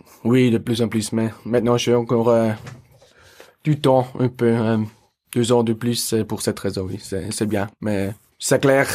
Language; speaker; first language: French; non-native, local second language; German